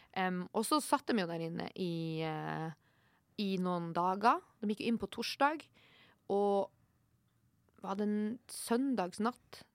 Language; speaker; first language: Norwegian; native; Norwegian